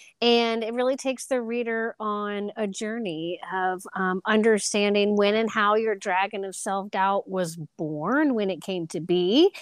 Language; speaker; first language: English; native; English